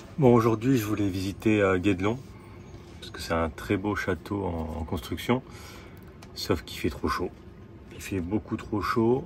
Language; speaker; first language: French; native; French